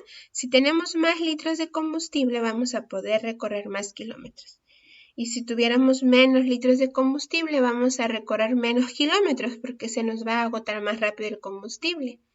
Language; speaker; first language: Spanish; native; Spanish